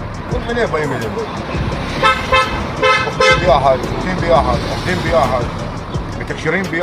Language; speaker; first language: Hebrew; non-native, local second language; Arabic